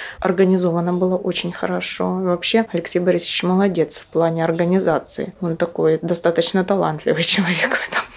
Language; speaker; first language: Russian; native; Russian